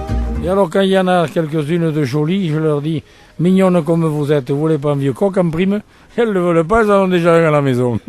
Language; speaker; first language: French; native; French